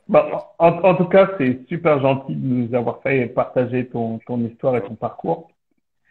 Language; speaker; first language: French; native; French